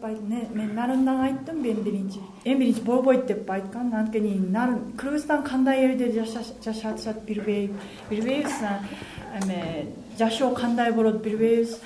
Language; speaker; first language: Kyrgyz; non-native, learner; Japanese